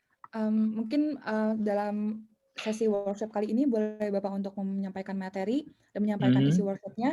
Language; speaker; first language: Indonesian; native; Indonesian